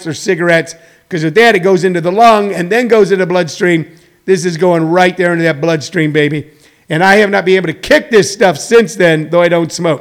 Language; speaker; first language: English; native; English